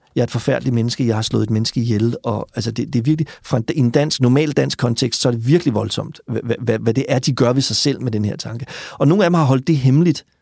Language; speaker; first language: Danish; native; Danish